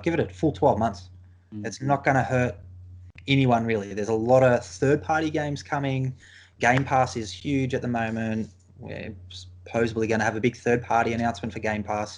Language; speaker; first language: English; native; English